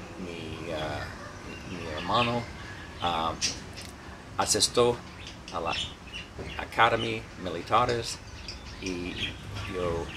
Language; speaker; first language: Spanish; non-native, learner; English